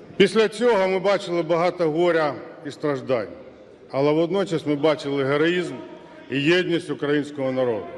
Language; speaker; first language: Ukrainian; non-native, local second language; Russian